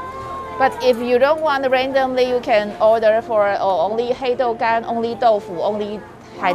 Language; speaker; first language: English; non-native, learner; Chinese